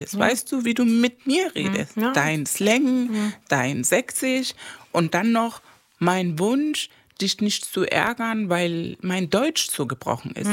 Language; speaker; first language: German; non-native, fluent; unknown